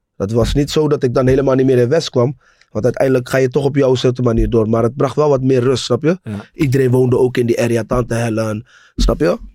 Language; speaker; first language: Dutch; native; Dutch